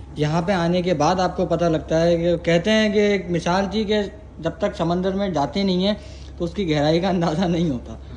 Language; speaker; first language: Urdu; non-native, local second language; Punjabi